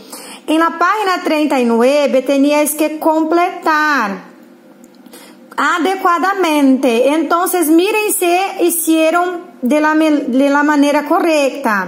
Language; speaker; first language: Spanish; non-native, fluent; Portuguese